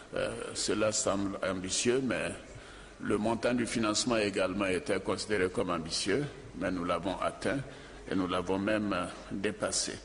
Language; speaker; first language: French; non-native, local second language; Dyula